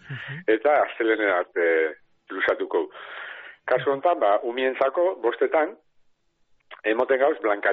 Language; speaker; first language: Basque; native; Basque